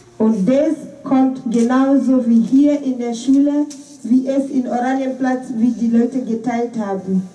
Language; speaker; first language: German; non-native, fluent; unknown